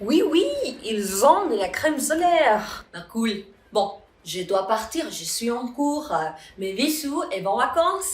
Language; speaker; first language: French; non-native, fluent; Spanish